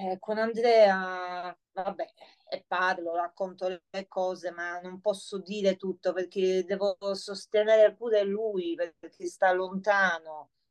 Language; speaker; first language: Italian; non-native, fluent; Polish